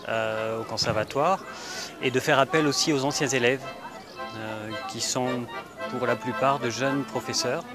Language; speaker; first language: French; native; French